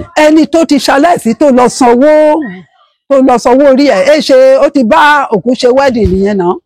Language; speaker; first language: Yoruba; non-native, local second language; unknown